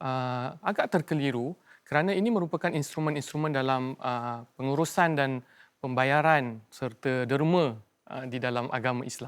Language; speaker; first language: Malay; native; Malay